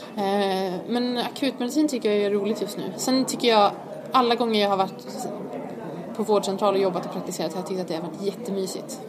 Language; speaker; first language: Swedish; native; Swedish